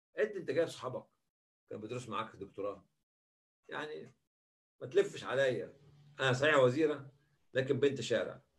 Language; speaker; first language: Arabic; native; Arabic